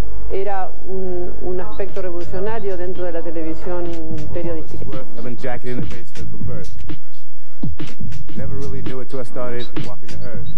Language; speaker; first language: Spanish; native; Spanish